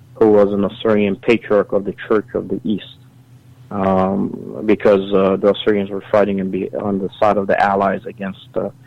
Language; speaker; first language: English; early bilingual, other home language; Assyrian Neo-Aramaic